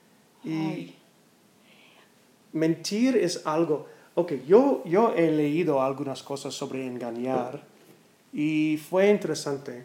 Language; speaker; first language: Spanish; non-native, learner; English